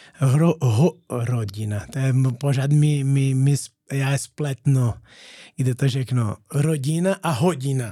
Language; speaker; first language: Czech; non-native, learner; Portuguese